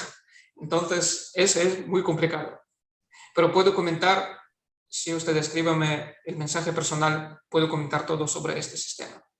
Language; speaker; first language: Spanish; non-native, fluent; Russian